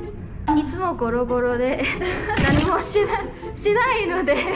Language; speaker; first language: Japanese; non-native, learner; Cantonese